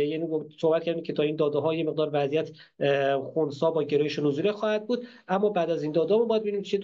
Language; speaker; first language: Persian; native; Persian